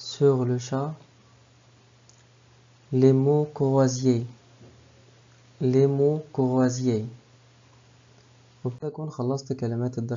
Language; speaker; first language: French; non-native, fluent; Arabic